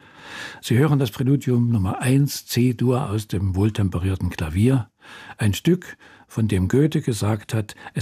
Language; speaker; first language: German; native; German